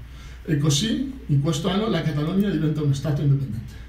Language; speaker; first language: Italian; non-native, fluent; Catalan